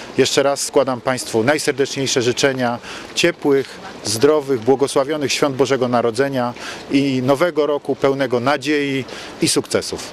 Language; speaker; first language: Polish; native; Polish